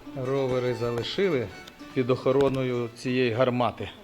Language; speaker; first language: Ukrainian; non-native, local second language; Russian